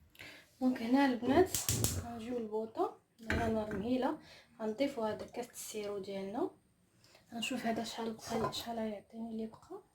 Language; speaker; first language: Arabic; native; Arabic